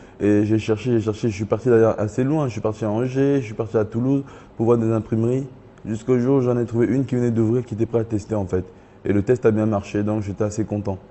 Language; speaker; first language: French; early bilingual, other home language; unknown